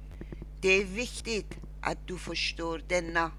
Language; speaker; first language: Swedish; non-native, learner; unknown